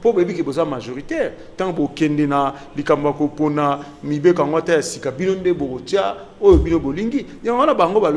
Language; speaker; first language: French; non-native, local second language; Lingala